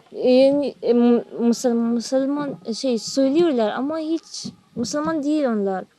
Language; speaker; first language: Turkish; non-native, learner; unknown